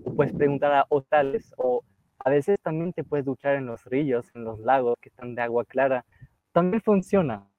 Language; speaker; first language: Spanish; non-native, fluent; French